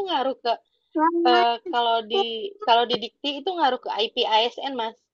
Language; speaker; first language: Indonesian; native; Indonesian